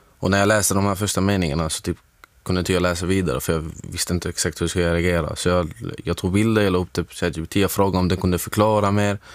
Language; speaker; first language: Swedish; non-native, fluent; Arabic